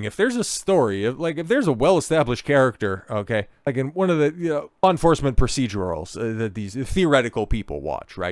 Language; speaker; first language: English; native; English